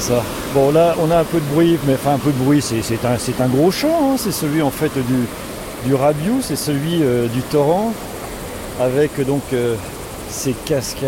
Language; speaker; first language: French; native; French